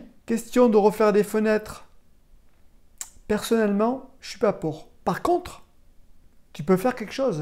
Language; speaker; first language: French; native; French